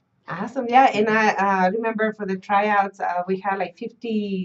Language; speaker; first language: English; early bilingual, other home language; Spanish